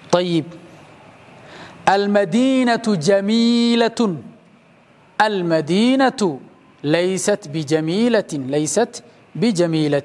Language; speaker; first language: Arabic; non-native, local second language; Somali